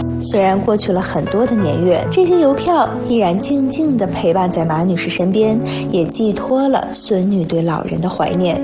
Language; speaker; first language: Chinese; native; Chinese